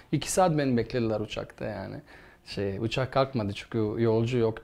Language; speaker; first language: Turkish; non-native, fluent; Bosnian